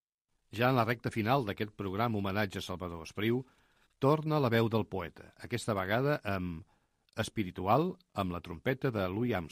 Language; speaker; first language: Catalan; native; Catalan